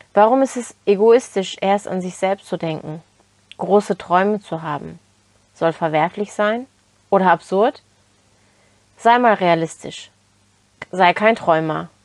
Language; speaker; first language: German; early bilingual, other home language; Turkish